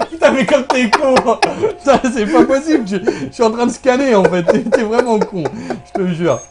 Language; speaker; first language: French; native; French